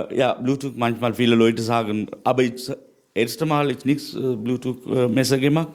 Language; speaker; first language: German; non-native, learner; Sinhala